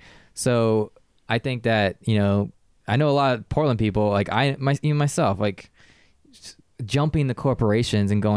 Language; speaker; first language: English; native; English